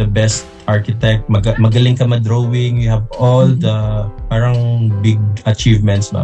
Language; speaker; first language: English; non-native, local second language; Hiligaynon